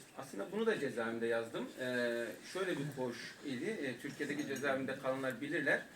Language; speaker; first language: Turkish; non-native, local second language; Kurdish